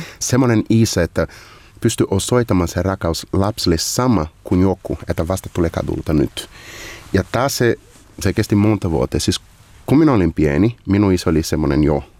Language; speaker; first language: Finnish; non-native, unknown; Portuguese